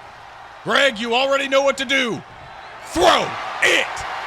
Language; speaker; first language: English; native; English